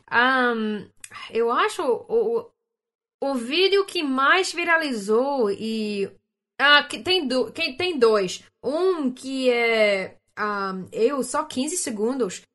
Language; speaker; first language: Portuguese; non-native, learner; English